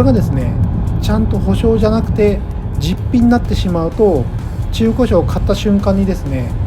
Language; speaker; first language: Japanese; native; Japanese